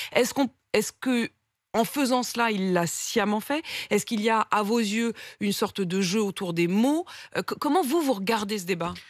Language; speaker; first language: French; native; French